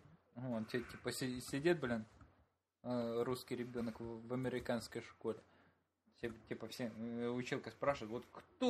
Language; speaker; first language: Russian; native; Russian